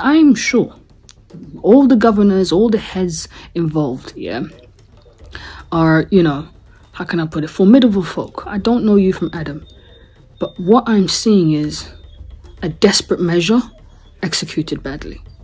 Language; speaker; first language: English; native; English